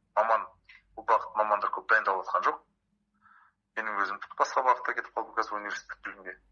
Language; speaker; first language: Kazakh; native; Kazakh